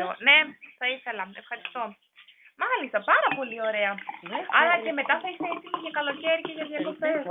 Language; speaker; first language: Greek; non-native, learner; German